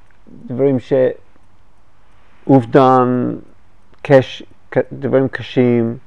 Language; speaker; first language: Hebrew; non-native, fluent; English